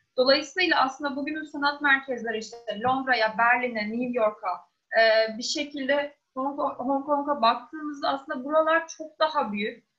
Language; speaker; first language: Turkish; native; Turkish